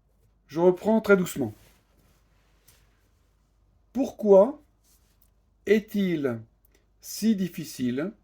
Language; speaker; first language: French; native; French